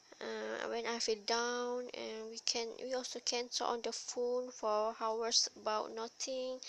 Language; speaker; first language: English; non-native, learner; Malay